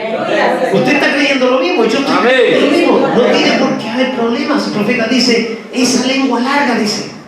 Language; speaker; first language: Spanish; native; Spanish